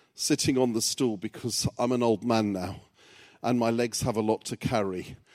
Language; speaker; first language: English; early bilingual, other home language; Greek